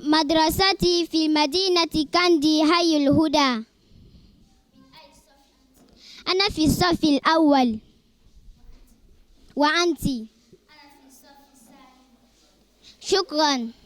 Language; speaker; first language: Arabic; non-native, learner; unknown